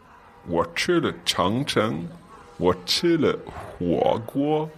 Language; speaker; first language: Chinese; non-native, learner; English